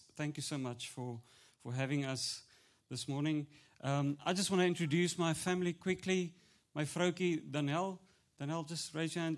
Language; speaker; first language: English; non-native, fluent; Afrikaans